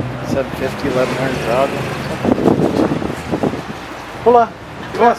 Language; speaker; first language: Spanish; non-native, learner; English